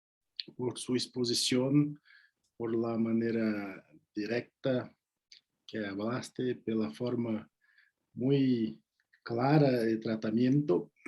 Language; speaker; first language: Spanish; non-native, learner; Portuguese